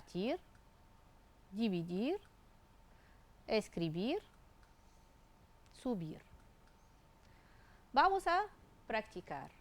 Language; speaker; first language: Spanish; non-native, fluent; Arabic